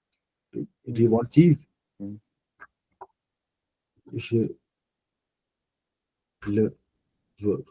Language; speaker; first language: French; non-native, fluent; Punjabi